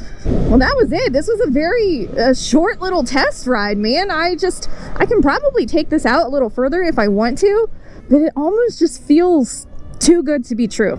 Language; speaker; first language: English; native; English